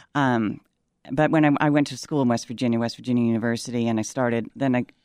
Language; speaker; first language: English; native; English